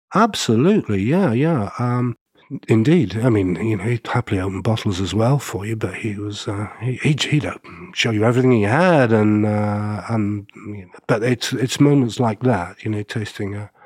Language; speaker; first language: English; native; English